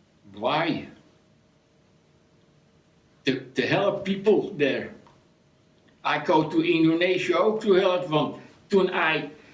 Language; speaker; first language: English; non-native, learner; Dutch